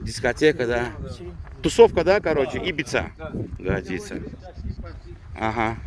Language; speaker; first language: Russian; native; Russian